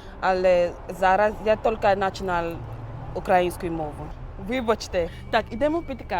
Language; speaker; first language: Ukrainian; non-native, learner; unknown